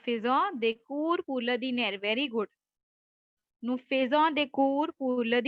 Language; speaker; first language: French; non-native, fluent; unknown